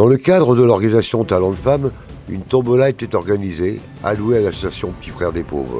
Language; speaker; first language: French; native; French